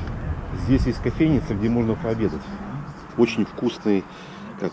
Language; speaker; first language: Russian; native; Russian